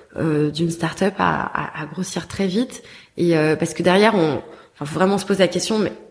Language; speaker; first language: French; native; French